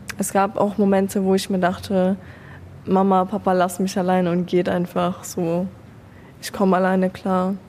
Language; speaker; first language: German; early bilingual, other home language; Persian